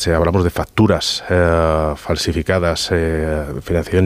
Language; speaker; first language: Spanish; native; Spanish